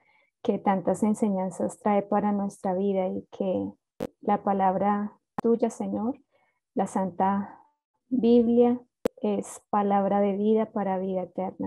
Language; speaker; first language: Spanish; native; Spanish